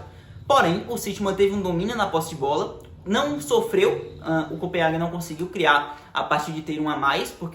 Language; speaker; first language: Portuguese; native; Portuguese